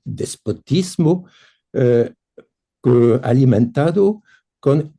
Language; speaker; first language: Spanish; non-native, fluent; French